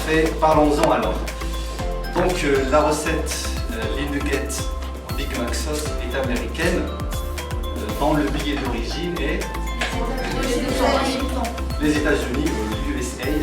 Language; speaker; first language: French; non-native, local second language; Arabic